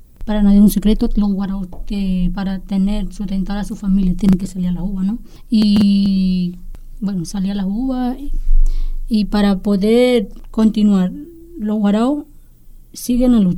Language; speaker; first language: Spanish; non-native, local second language; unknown